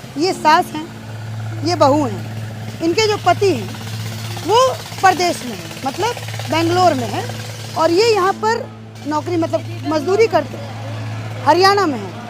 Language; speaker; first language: Hindi; native; Hindi